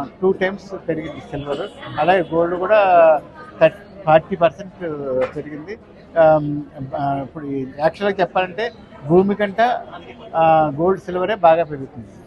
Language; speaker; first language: Telugu; native; Telugu